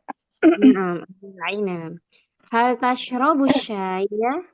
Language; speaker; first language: Arabic; non-native, fluent; Indonesian